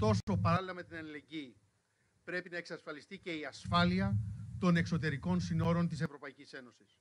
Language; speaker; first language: Greek; native; Greek